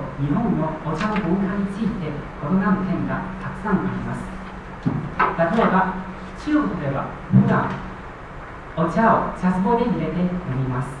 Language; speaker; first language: Japanese; non-native, fluent; Chinese